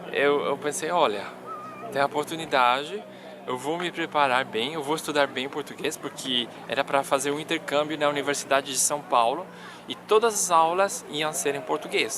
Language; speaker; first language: Portuguese; non-native, fluent; Spanish